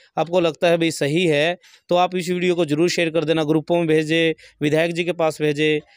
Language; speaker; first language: Hindi; native; Hindi